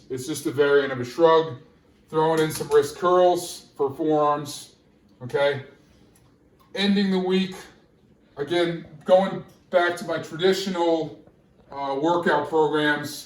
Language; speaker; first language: English; native; English